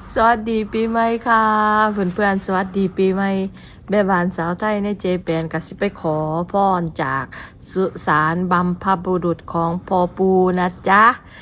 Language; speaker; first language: Thai; native; Thai